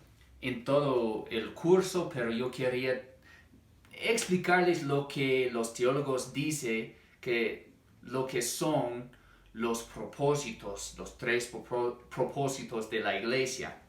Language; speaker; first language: Spanish; non-native, fluent; English